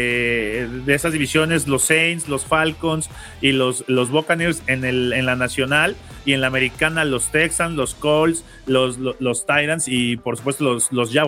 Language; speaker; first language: Spanish; native; Spanish